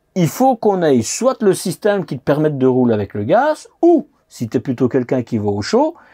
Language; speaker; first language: French; native; French